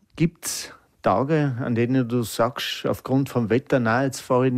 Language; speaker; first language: German; native; German